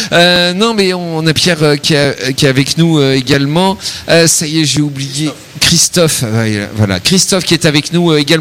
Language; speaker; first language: French; native; French